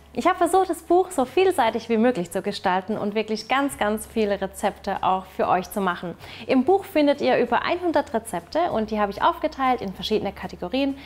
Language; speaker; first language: German; early bilingual, other home language; Turkish